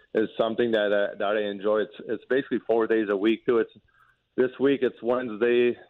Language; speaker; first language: English; non-native, fluent; French